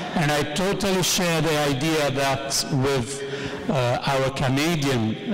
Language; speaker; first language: English; non-native, fluent; Italian